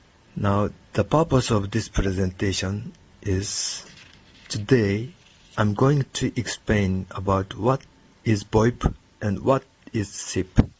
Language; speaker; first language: English; non-native, learner; Japanese